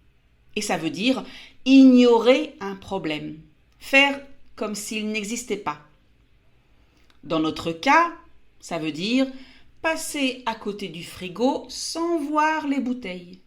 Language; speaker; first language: French; native; French